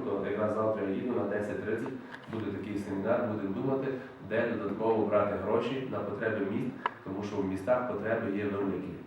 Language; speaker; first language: Ukrainian; native; Ukrainian